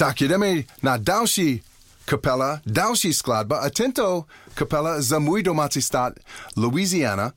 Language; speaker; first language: Czech; non-native, learner; English